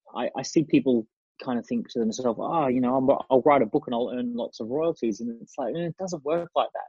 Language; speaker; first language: English; native; English